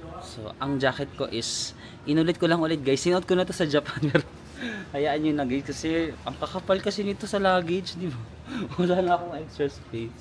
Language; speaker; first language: Filipino; native; Filipino